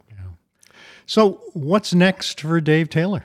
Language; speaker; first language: English; native; English